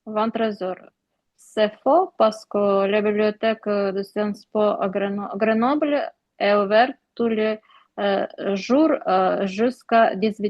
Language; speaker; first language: French; non-native, learner; Ukrainian